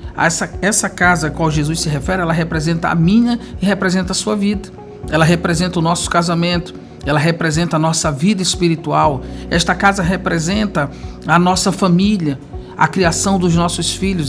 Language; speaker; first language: Portuguese; native; Portuguese